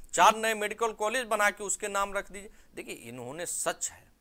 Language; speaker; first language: Hindi; native; Hindi